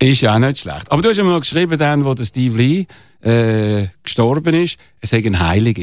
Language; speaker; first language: German; native; German